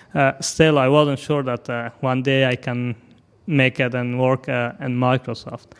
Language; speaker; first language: English; non-native, fluent; Persian